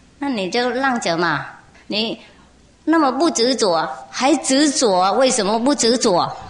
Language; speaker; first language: Chinese; non-native, fluent; Vietnamese